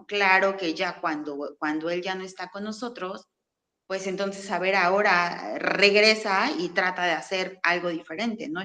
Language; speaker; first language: Spanish; native; Spanish